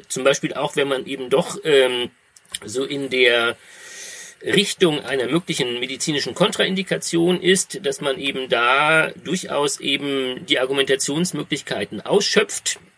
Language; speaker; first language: German; native; German